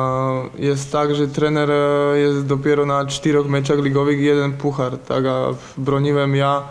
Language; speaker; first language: Polish; non-native, learner; Slovak